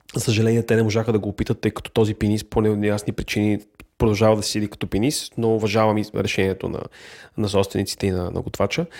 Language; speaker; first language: Bulgarian; native; Bulgarian